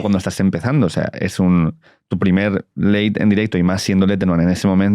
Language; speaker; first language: Spanish; native; Spanish